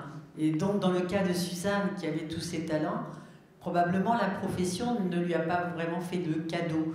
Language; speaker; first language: French; native; French